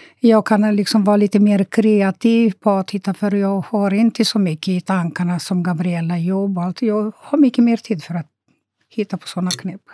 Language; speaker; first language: Swedish; non-native, fluent; Romanian